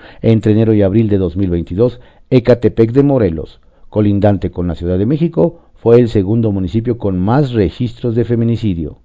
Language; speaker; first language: Spanish; native; Spanish